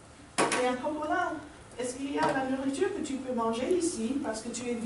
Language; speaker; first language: French; non-native, learner; English